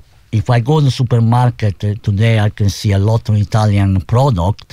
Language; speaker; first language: English; non-native, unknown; Italian